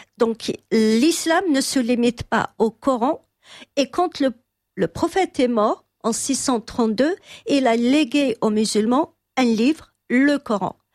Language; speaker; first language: French; non-native, local second language; Arabic